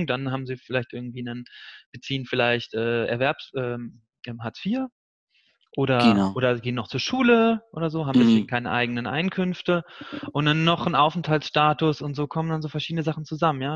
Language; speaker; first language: German; native; German